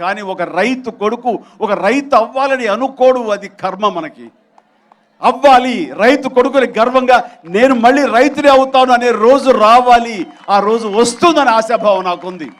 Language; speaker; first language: Telugu; native; Telugu